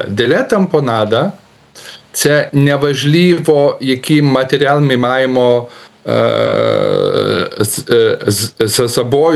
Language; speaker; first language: Ukrainian; non-native, learner; Lithuanian